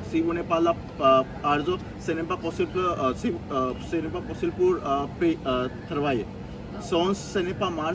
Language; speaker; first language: French; non-native, learner; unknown